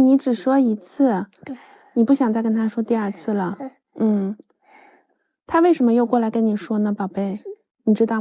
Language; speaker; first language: Chinese; native; Chinese